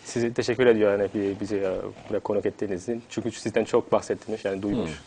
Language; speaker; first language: Turkish; non-native, fluent; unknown